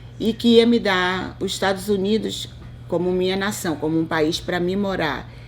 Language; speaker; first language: Portuguese; native; Portuguese